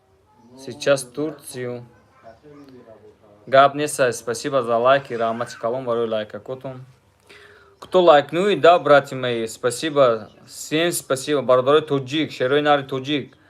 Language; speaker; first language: Russian; non-native, learner; Tajik